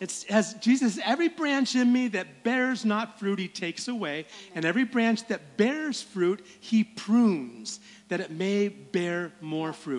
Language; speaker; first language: English; native; English